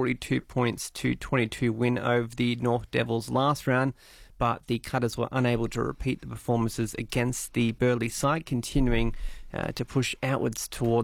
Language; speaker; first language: English; native; English